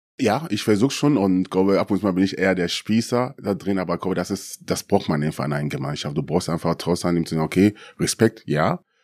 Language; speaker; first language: German; early bilingual, other home language; Akan